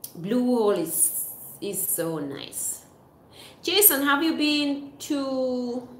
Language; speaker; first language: English; non-native, fluent; Swiss German